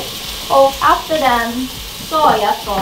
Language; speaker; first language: Swedish; non-native, learner; Thai